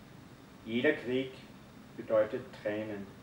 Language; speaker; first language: German; native; German